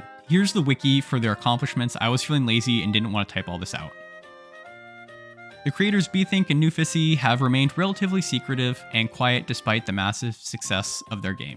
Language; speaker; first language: English; native; English